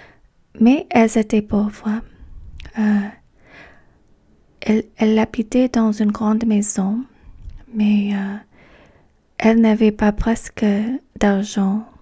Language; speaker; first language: French; non-native, fluent; English